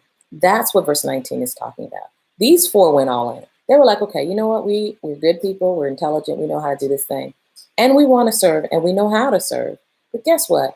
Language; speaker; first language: English; native; English